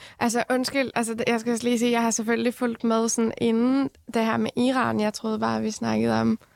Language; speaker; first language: Danish; non-native, fluent; Persian